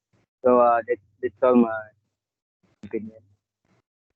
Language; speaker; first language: English; non-native, local second language; Malay